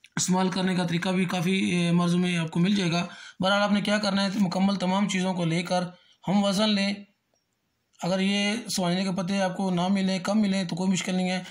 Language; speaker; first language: Urdu; non-native, local second language; Punjabi